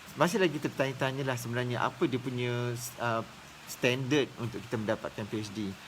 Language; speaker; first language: Malay; native; Malay